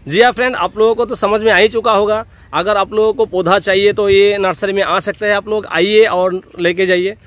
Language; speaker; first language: Hindi; non-native, local second language; Assamese